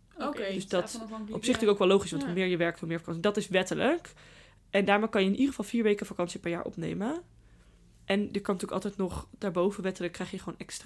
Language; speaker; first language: Dutch; native; Dutch